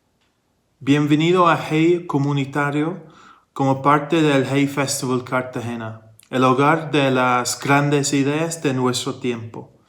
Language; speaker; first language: Spanish; non-native, fluent; English